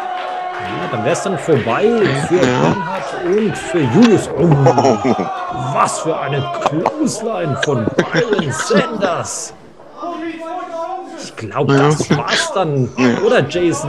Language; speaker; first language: German; native; German